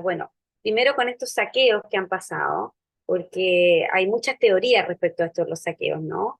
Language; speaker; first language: Spanish; native; Spanish